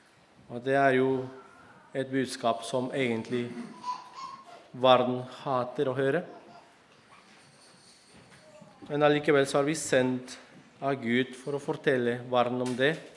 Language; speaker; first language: Norwegian; non-native, fluent; Spanish